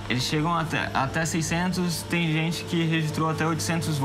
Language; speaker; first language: Portuguese; native; Portuguese